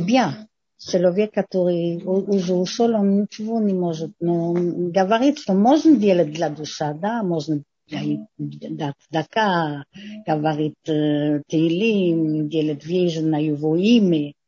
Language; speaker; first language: Russian; non-native, learner; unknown